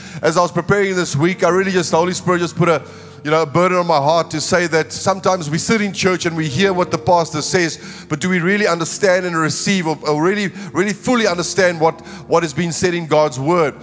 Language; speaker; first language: English; native; English